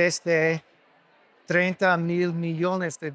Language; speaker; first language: Spanish; non-native, learner; English